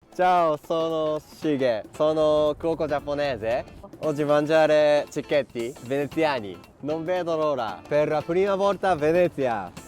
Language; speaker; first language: Italian; non-native, learner; Japanese